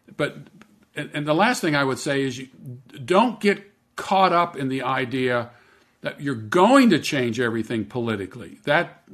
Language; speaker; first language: English; native; English